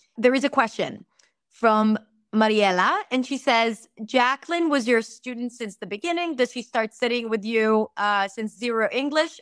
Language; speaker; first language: English; non-native, fluent; Hebrew